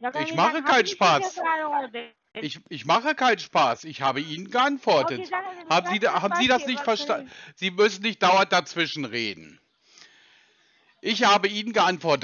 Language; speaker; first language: German; native; German